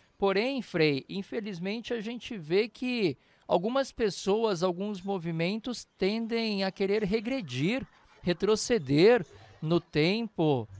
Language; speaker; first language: Portuguese; native; Portuguese